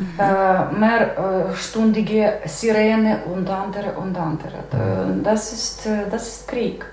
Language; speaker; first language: German; non-native, fluent; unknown